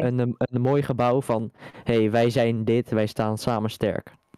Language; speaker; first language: Dutch; native; Dutch